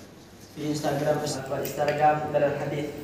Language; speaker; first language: Arabic; non-native, learner; Indonesian